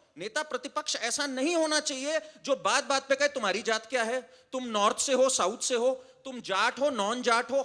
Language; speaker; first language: Hindi; native; Hindi